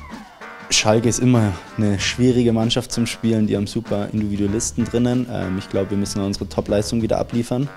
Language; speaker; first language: German; native; German